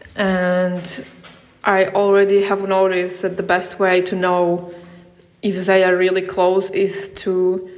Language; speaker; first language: English; non-native, fluent; Ukrainian